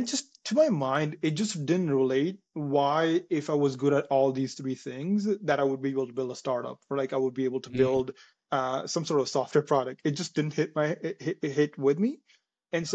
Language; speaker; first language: English; non-native, local second language; Punjabi